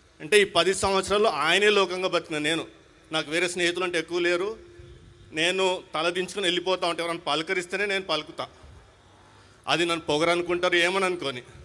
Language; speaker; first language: Telugu; non-native, local second language; Urdu